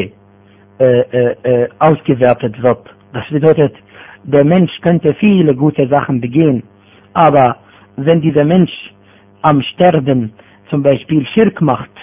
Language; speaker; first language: German; non-native, fluent; Arabic